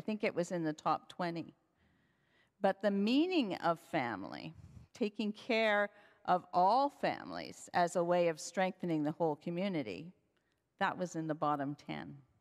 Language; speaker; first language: English; native; English